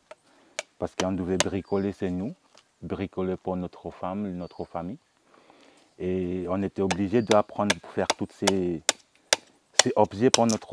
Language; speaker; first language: French; non-native, local second language; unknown